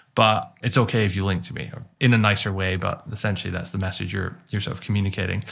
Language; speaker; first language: English; native; English